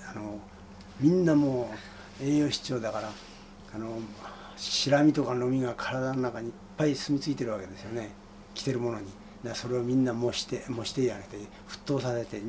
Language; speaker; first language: Japanese; native; Japanese